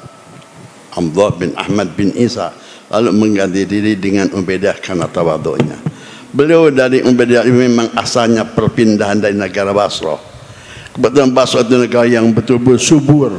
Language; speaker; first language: Indonesian; native; Indonesian